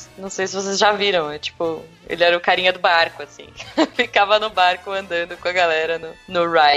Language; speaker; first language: Portuguese; native; Portuguese